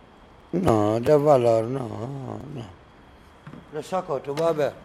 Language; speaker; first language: Spanish; non-native, learner; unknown